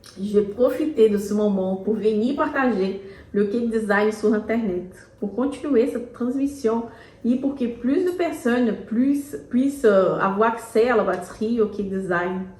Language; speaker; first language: French; non-native, fluent; Portuguese